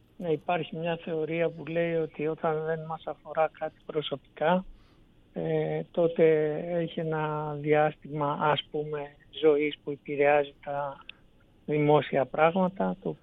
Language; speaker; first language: Greek; native; Greek